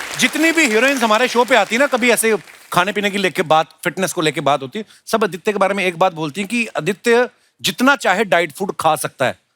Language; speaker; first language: Hindi; non-native, local second language; Punjabi